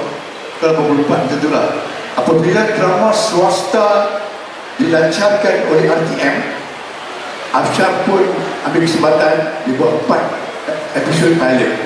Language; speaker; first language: Malay; native; Malay